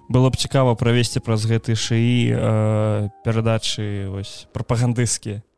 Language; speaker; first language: Belarusian; non-native, local second language; Russian